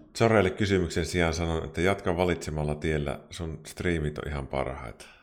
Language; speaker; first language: Finnish; native; Finnish